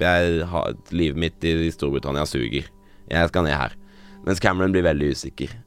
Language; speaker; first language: Norwegian; native; Norwegian